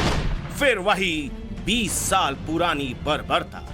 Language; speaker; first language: Hindi; native; Hindi